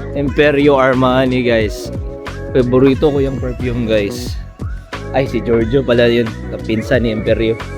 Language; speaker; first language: Filipino; non-native, local second language; Cebuano